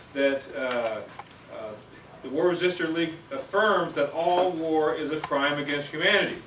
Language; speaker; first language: English; native; English